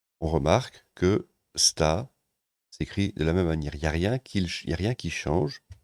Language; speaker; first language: French; native; French